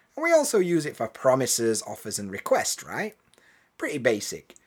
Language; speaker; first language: English; native; English